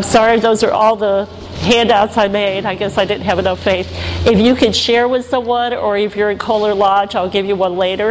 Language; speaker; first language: English; native; English